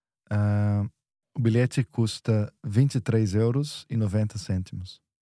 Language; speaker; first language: Portuguese; native; Portuguese